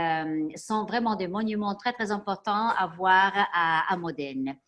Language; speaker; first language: French; non-native, fluent; Italian